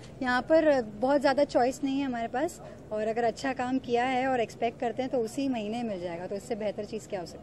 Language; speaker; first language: Hindi; native; Hindi